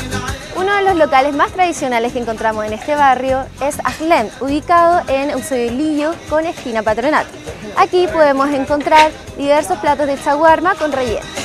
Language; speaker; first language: Spanish; native; Spanish